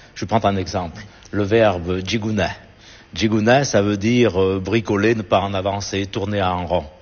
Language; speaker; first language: French; native; French